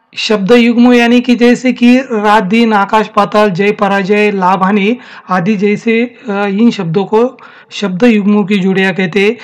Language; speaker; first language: Hindi; non-native, local second language; Marathi